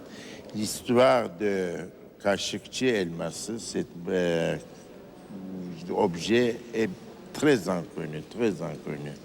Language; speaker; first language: French; non-native, fluent; Turkish